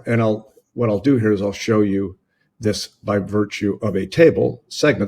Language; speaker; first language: English; native; English